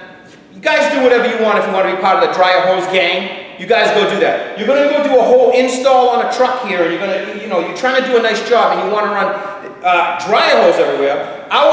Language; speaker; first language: English; native; English